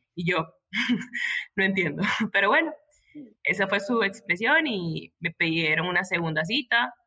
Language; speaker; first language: Spanish; native; Spanish